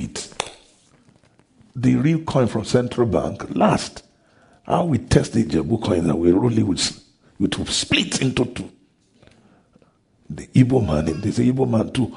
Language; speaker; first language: English; non-native, local second language; Yoruba